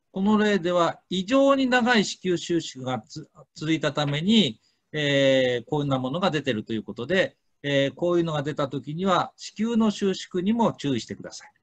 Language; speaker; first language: Japanese; native; Japanese